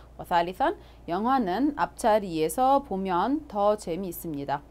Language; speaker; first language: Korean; non-native, fluent; Arabic